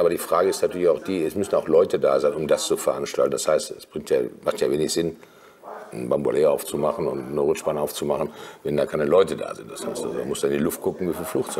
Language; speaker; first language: German; native; German